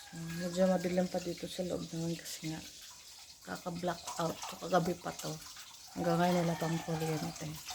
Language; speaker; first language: Filipino; non-native, local second language; Cebuano